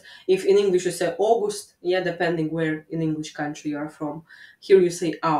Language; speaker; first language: English; non-native, fluent; Latvian